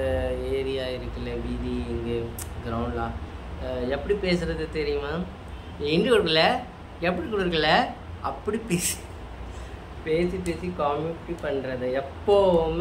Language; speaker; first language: Tamil; non-native, fluent; Hindi